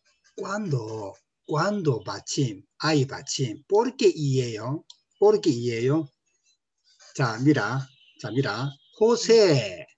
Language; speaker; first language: Spanish; non-native, learner; Korean